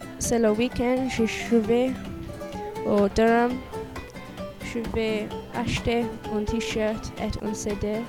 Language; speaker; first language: French; non-native, learner; English